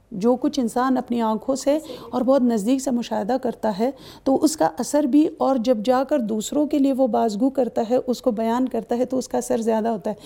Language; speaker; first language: Urdu; native; Urdu